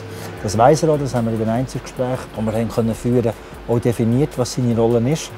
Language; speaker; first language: German; native; German